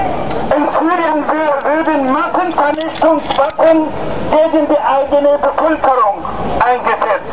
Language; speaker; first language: German; non-native, fluent; Arabic